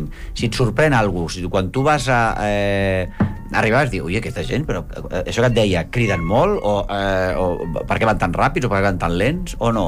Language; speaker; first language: Catalan; native; Catalan